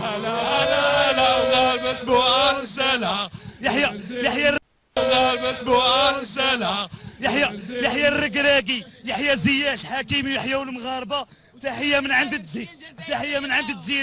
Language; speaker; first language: Arabic; native; Arabic